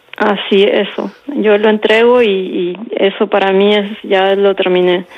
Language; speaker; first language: Spanish; native; Spanish